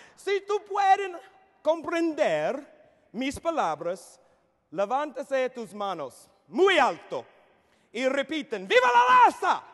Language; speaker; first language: Spanish; non-native, learner; English